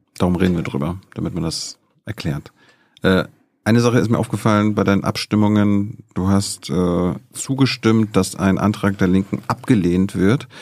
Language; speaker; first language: German; native; German